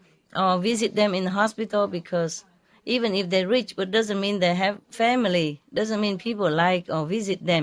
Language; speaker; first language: English; non-native, fluent; Vietnamese